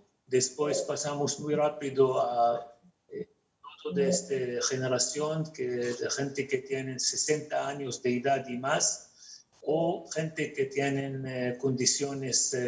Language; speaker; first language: Spanish; non-native, fluent; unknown